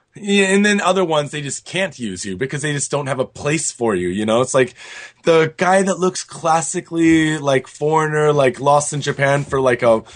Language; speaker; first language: English; native; English